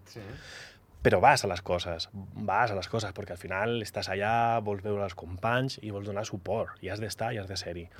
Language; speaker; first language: Catalan; non-native, local second language; Spanish